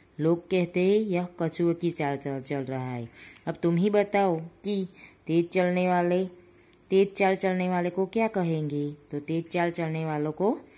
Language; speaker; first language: Hindi; non-native, local second language; Gujarati